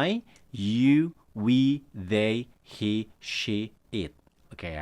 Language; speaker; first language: English; non-native, fluent; Indonesian